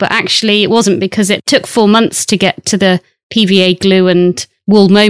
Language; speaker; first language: English; native; English